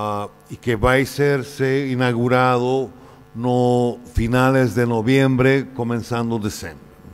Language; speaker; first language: Portuguese; non-native, learner; Spanish